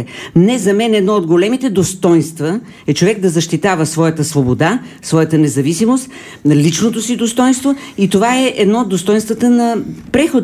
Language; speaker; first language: Bulgarian; native; Bulgarian